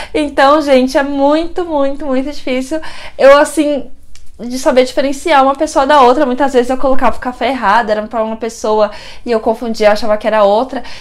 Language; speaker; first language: Portuguese; native; Portuguese